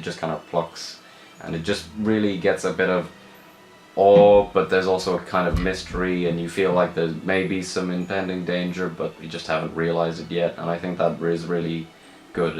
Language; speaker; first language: English; native; English